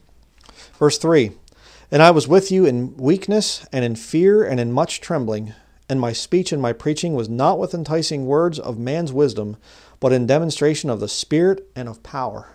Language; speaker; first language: English; native; English